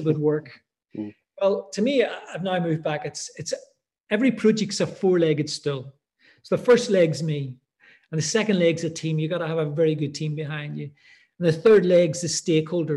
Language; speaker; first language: English; native; English